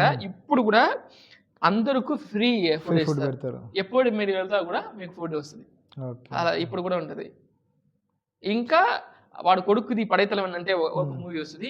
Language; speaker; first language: Telugu; non-native, learner; Tamil